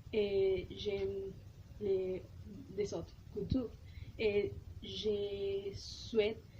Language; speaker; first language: French; non-native, learner; Spanish